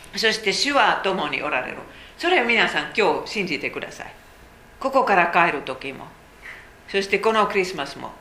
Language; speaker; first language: Japanese; non-native, fluent; Finnish